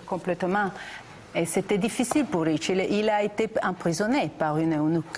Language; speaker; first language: French; non-native, fluent; Italian